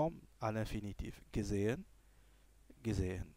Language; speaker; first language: German; non-native, fluent; French